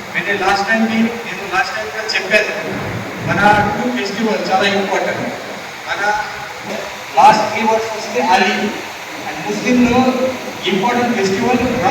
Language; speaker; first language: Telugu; non-native, fluent; Marathi